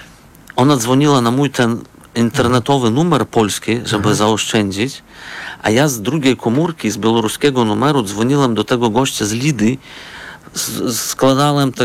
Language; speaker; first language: Polish; non-native, fluent; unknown